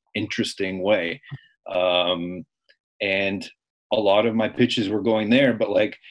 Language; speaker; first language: English; native; English